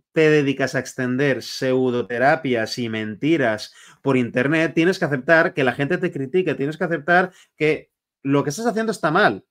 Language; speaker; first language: Spanish; native; Spanish